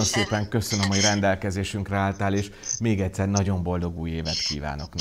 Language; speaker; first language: Hungarian; native; Hungarian